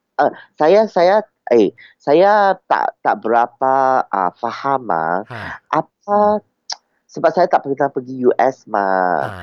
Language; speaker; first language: Malay; non-native, local second language; Chinese